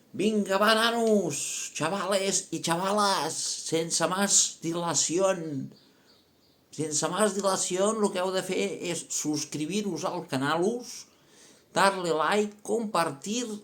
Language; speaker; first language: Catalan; non-native, local second language; Spanish